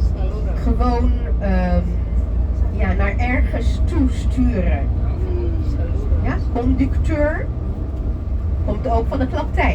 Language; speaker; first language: Dutch; non-native, fluent; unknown